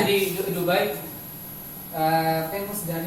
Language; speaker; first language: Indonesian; non-native, learner; Arabic